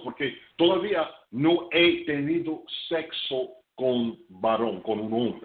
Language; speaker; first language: Spanish; non-native, fluent; English